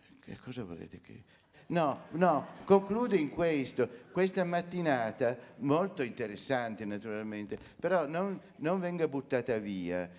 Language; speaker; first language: Italian; native; Italian